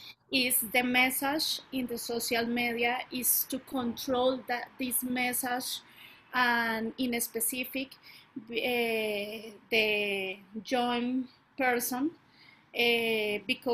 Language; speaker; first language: English; non-native, learner; Spanish